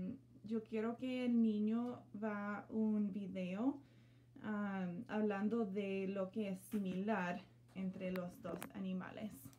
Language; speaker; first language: Spanish; non-native, learner; English